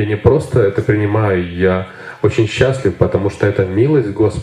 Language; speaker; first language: Russian; native; Russian